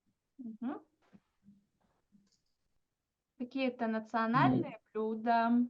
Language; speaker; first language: Russian; non-native, fluent; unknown